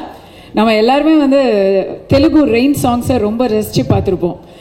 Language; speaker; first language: Tamil; native; Tamil